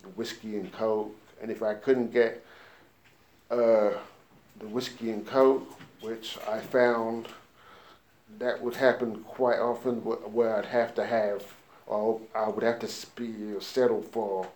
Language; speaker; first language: English; native; English